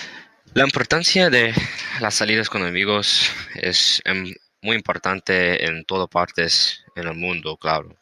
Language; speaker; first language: Spanish; non-native, learner; English